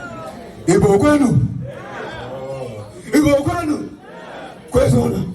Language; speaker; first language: Igbo; early bilingual, heritage; Igbo